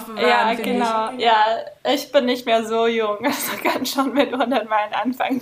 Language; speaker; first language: German; non-native, fluent; English